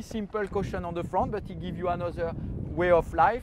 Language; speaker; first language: English; non-native, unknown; French